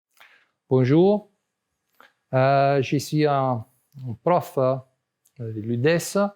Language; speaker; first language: French; non-native, learner; Italian